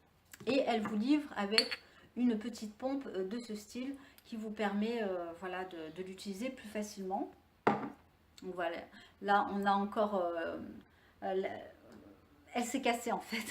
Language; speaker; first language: French; native; French